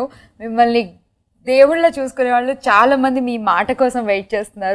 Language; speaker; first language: Telugu; native; Telugu